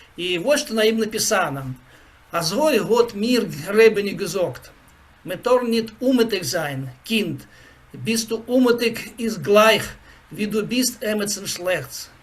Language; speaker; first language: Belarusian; non-native, local second language; Russian